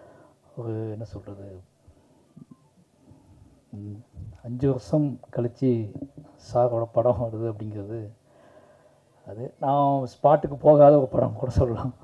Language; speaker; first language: Tamil; native; Tamil